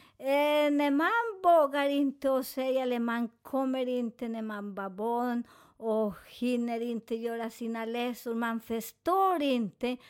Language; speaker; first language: Swedish; non-native, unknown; Spanish